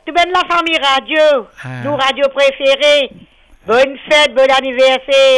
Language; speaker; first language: French; non-native, local second language; Morisyen